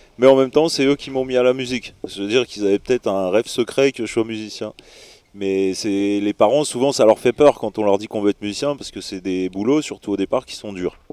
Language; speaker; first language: French; native; French